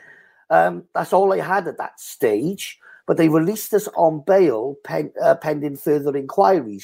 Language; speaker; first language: English; native; English